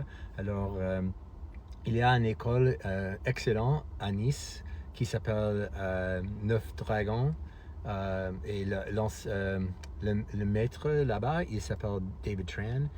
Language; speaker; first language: French; non-native, fluent; English